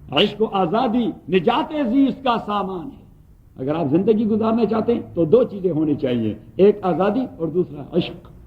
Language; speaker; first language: Urdu; non-native, local second language; Pashto